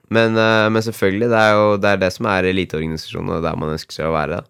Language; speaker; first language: Norwegian; native; Norwegian